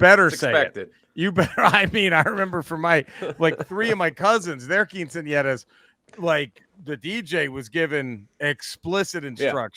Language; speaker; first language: English; native; English